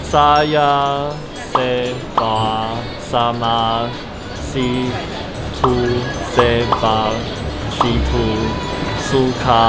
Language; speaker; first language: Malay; non-native, learner; Chinese